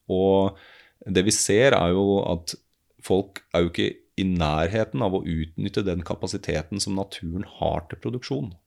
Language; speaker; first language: Norwegian; native; Norwegian